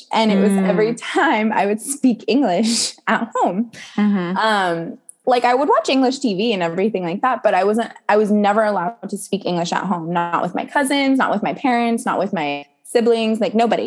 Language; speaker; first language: English; native; English